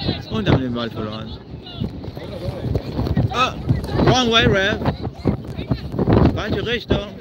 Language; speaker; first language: German; non-native, fluent; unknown